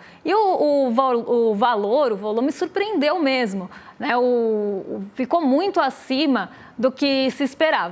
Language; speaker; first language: Portuguese; native; Portuguese